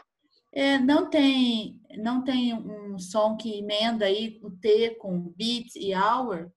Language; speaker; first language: Portuguese; native; Portuguese